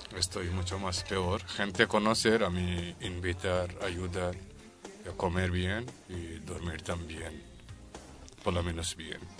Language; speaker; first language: Spanish; non-native, learner; Bangla